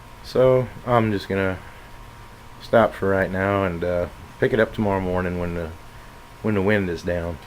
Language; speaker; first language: English; native; English